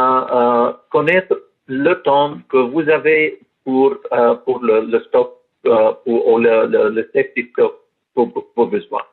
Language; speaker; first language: French; non-native, learner; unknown